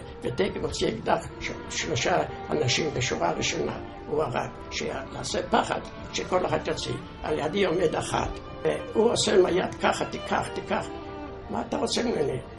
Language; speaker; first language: Hebrew; non-native, fluent; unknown